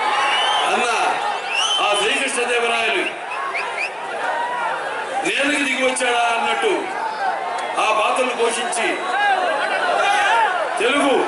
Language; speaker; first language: Telugu; native; Telugu